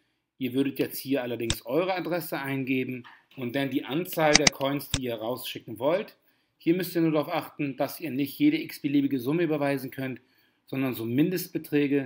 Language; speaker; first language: German; native; German